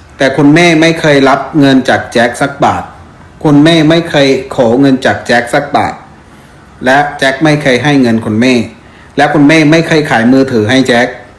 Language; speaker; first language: Thai; non-native, fluent; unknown